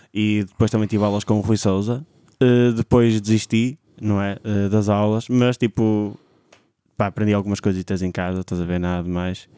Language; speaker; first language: Portuguese; native; Portuguese